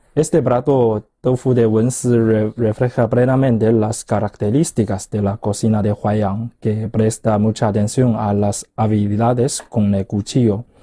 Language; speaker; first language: Spanish; non-native, fluent; Chinese